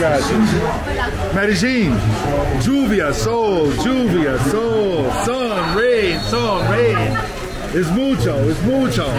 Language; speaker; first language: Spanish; non-native, learner; English